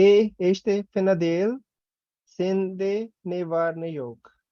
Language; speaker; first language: Turkish; non-native, learner; Urdu